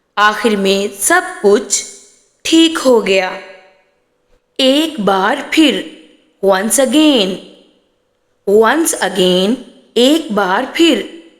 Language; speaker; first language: Urdu; native; Urdu